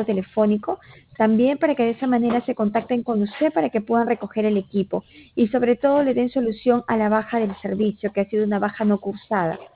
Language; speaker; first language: Spanish; native; Spanish